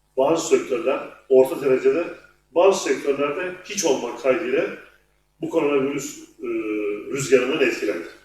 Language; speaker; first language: Turkish; native; Turkish